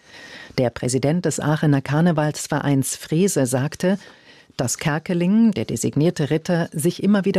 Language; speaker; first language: German; native; German